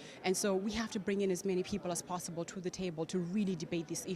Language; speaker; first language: English; non-native, local second language; Tswana